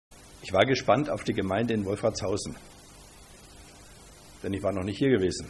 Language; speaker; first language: German; native; German